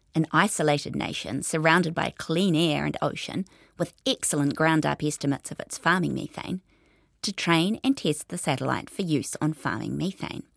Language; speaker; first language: English; native; English